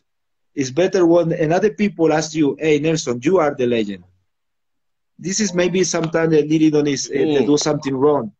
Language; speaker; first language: English; non-native, learner; Spanish